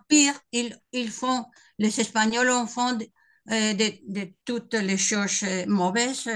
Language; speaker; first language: French; non-native, learner; Spanish